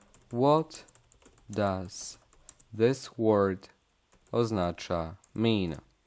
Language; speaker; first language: English; non-native, fluent; Polish